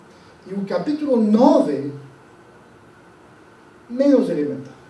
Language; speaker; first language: Portuguese; non-native, fluent; French